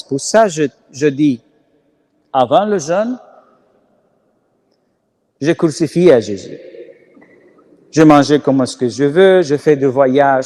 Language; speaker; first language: French; non-native, learner; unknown